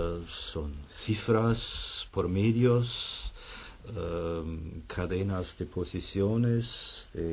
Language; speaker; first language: Spanish; non-native, fluent; German